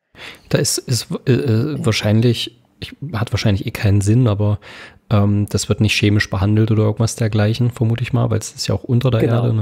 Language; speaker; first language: German; native; German